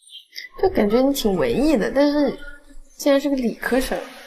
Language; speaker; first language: Chinese; native; Chinese